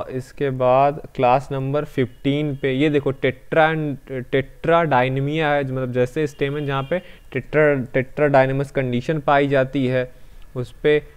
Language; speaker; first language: Hindi; native; Hindi